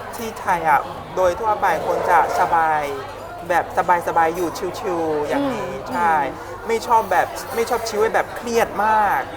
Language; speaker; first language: Thai; non-native, fluent; Chinese